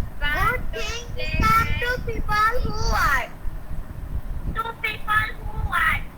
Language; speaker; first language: English; non-native, learner; Bangla